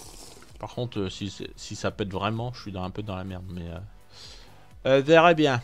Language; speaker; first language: French; native; French